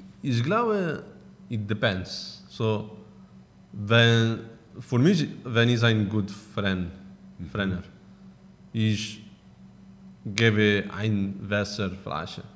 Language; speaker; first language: German; non-native, learner; Spanish